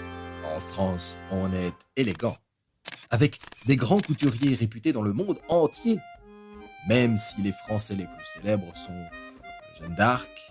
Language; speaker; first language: French; non-native, learner; Spanish